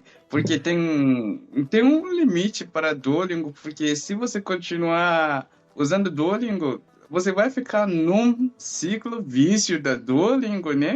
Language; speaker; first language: Portuguese; non-native, fluent; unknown